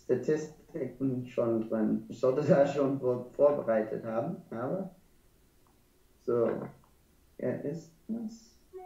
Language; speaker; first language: German; non-native, learner; English